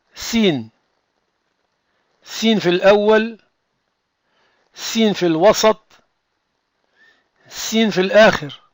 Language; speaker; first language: Arabic; non-native, fluent; French